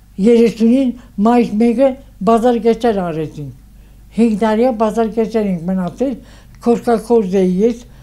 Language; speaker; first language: Armenian; native; Armenian